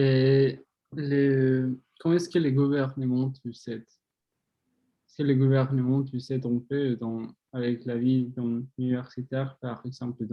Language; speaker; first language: French; non-native, learner; Spanish